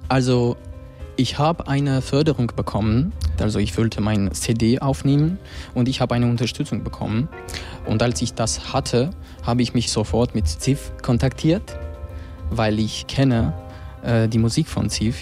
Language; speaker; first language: German; non-native, fluent; Armenian